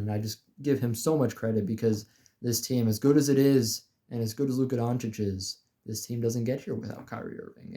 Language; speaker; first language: English; native; English